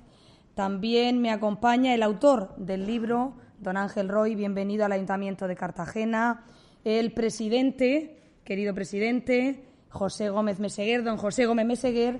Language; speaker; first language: Spanish; native; Spanish